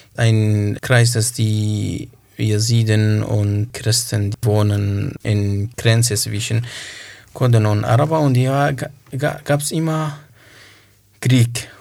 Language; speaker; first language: German; non-native, learner; Kurdish